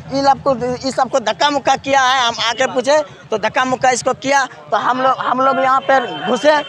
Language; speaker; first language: Hindi; native; Hindi